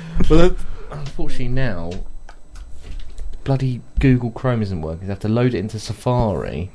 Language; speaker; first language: English; native; English